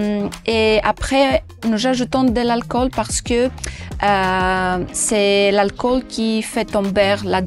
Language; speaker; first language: French; non-native, local second language; Dutch